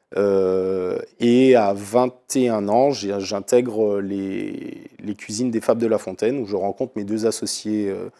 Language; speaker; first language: French; native; French